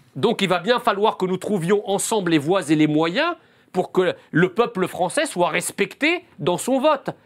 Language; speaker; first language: French; early bilingual, other home language; Arabic